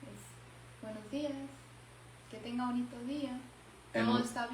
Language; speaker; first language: Spanish; non-native, learner; English